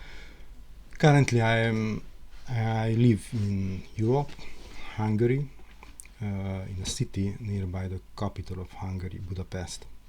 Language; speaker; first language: English; non-native, learner; Hungarian